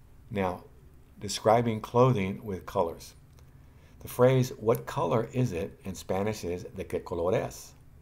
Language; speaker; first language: English; native; English